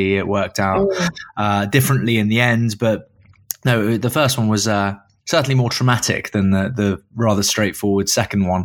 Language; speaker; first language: English; native; English